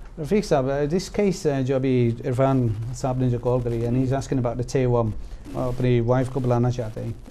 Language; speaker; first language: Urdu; early bilingual, heritage; Urdu